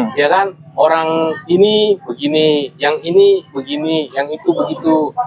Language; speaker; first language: Indonesian; native; Indonesian